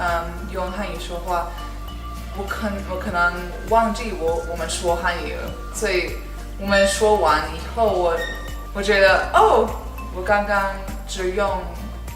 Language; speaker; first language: Chinese; non-native, learner; English